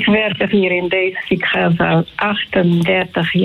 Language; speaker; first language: Dutch; non-native, learner; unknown